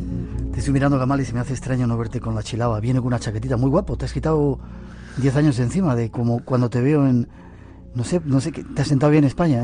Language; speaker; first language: Spanish; native; Spanish